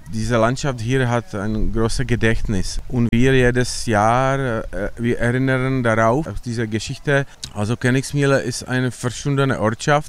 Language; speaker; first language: German; non-native, learner; Czech